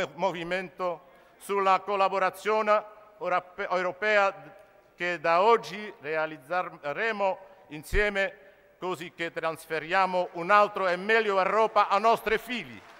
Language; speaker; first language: Italian; non-native, fluent; Dutch